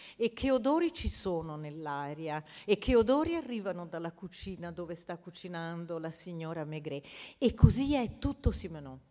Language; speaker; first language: Italian; native; Italian